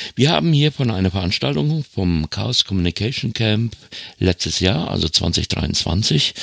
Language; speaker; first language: German; native; German